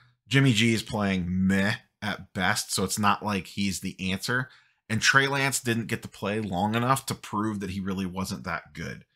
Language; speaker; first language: English; native; English